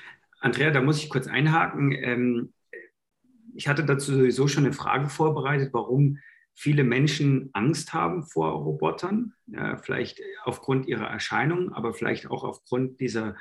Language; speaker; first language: German; native; German